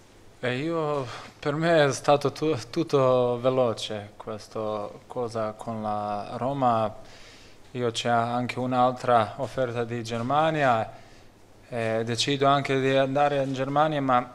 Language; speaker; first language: Italian; non-native, learner; Bosnian